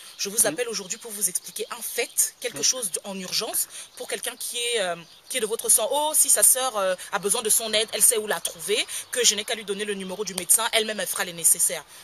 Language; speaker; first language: French; native; French